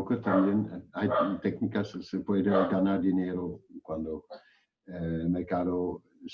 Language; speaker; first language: Spanish; non-native, fluent; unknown